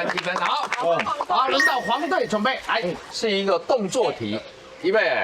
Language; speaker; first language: Chinese; native; Chinese